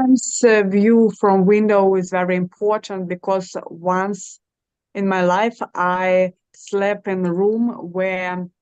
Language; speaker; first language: English; non-native, learner; Russian